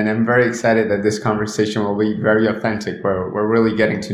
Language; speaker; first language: English; non-native, fluent; Spanish